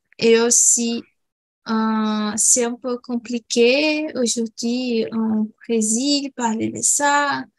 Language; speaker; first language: French; non-native, learner; Portuguese